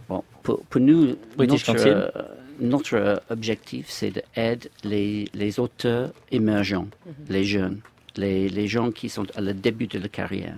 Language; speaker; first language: French; non-native, fluent; English